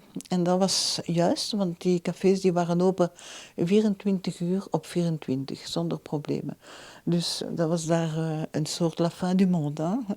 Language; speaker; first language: Dutch; non-native, local second language; French